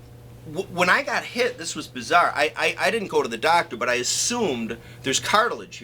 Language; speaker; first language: English; native; English